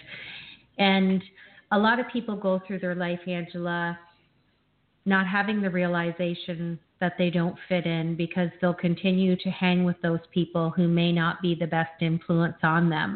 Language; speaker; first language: English; native; English